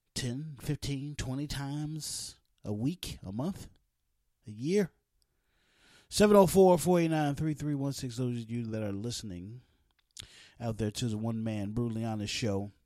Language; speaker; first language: English; native; English